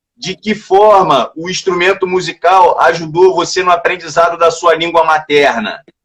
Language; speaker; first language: Portuguese; native; Portuguese